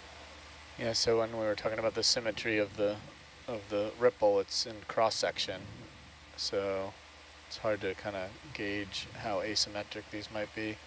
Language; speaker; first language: English; native; English